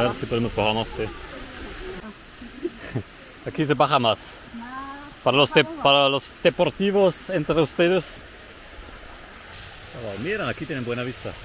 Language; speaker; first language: Spanish; non-native, fluent; German